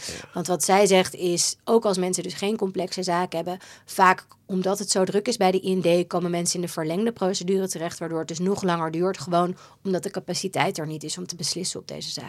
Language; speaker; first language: Dutch; native; Dutch